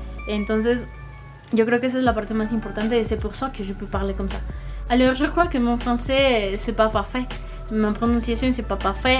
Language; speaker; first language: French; non-native, learner; Spanish